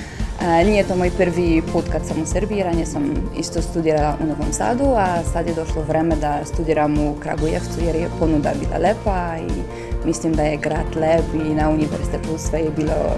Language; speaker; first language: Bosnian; non-native, fluent; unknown